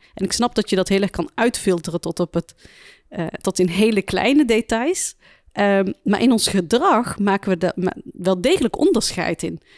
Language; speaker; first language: Dutch; early bilingual, other home language; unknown